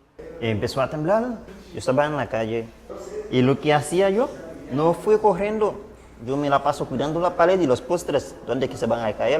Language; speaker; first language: Spanish; non-native, learner; Haitian Creole